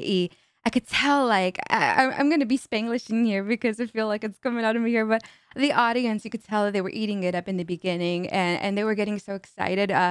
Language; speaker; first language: English; early bilingual, other home language; Spanish